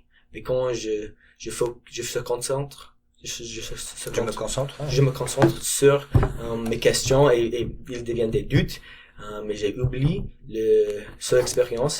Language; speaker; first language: French; non-native, learner; English